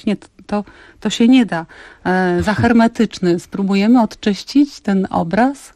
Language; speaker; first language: Polish; native; Polish